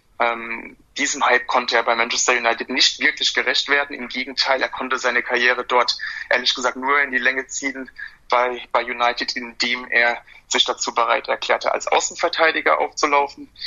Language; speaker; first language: German; native; German